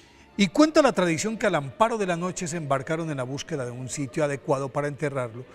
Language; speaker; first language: Spanish; native; Spanish